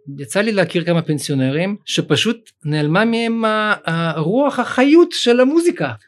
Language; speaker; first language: Hebrew; early bilingual, other home language; Russian